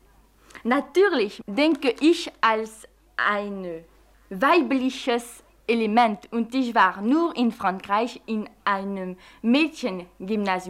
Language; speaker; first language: German; non-native, fluent; French